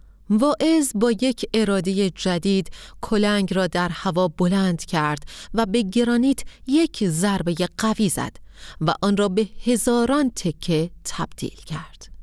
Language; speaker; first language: Persian; native; Persian